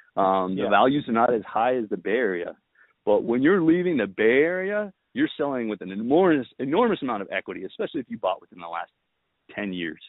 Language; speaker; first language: English; early bilingual, other home language; Romanian